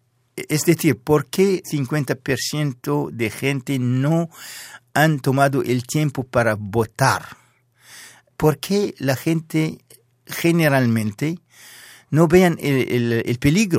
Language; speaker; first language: Spanish; non-native, fluent; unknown